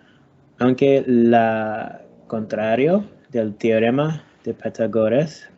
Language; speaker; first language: Spanish; non-native, learner; English